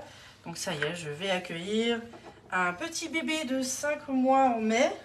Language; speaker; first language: French; native; French